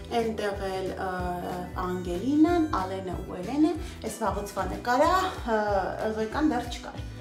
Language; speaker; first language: Armenian; native; Armenian